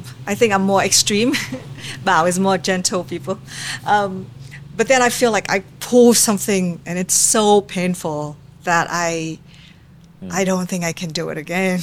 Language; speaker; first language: English; non-native, fluent; Vietnamese